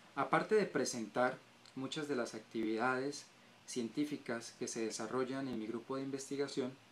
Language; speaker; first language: Spanish; native; Spanish